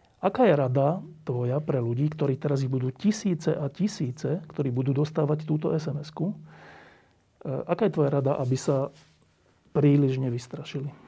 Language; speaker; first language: Slovak; native; Slovak